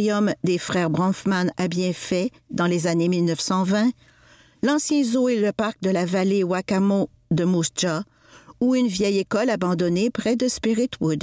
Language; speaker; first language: French; native; French